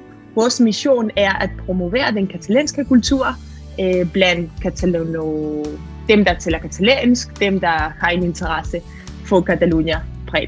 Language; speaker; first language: Danish; non-native, fluent; Catalan